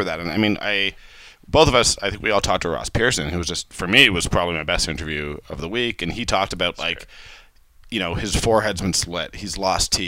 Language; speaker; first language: English; native; English